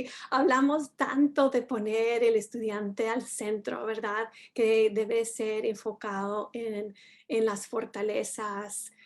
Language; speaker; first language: Spanish; non-native, fluent; English